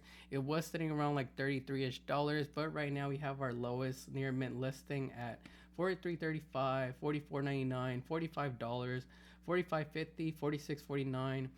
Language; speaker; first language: English; native; English